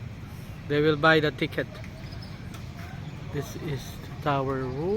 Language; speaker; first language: English; non-native, local second language; Filipino